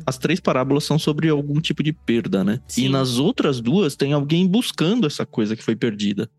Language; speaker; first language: Portuguese; native; Portuguese